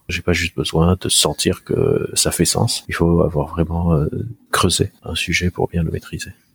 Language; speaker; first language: French; non-native, local second language; Arabic